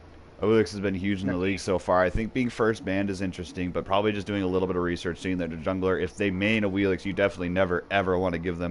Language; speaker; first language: English; native; English